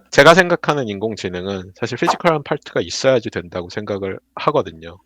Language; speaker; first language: Korean; native; Korean